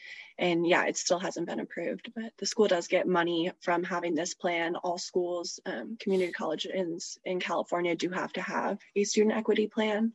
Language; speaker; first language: English; native; English